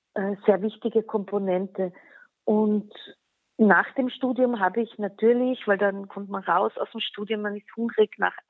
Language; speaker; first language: German; non-native, local second language; Slovenian